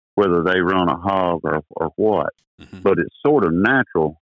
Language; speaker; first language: English; native; English